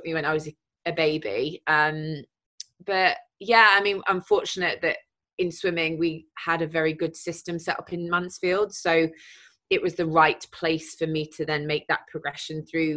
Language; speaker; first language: English; native; English